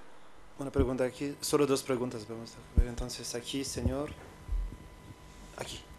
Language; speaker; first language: Spanish; non-native, fluent; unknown